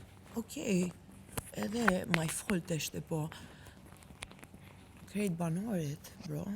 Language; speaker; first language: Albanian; non-native, learner; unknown